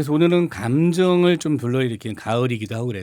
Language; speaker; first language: Korean; native; Korean